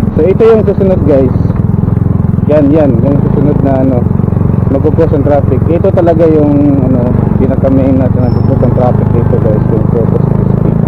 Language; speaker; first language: Filipino; non-native, local second language; Cebuano